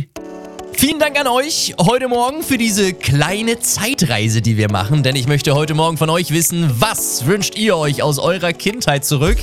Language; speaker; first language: German; native; German